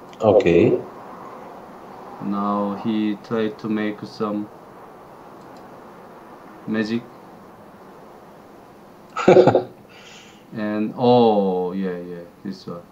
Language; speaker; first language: English; non-native, learner; Korean